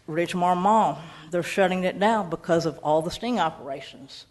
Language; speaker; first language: English; native; English